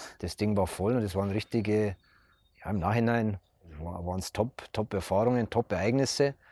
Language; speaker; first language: German; native; German